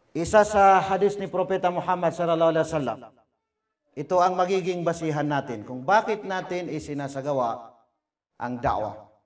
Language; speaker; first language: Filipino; non-native, local second language; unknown